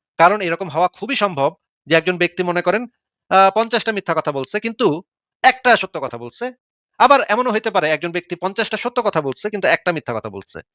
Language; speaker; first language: Bangla; native; Bangla